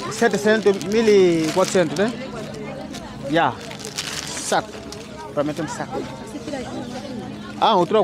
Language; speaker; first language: Portuguese; non-native, learner; Vietnamese